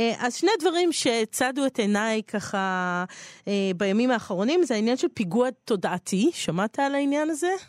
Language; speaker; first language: Hebrew; native; Hebrew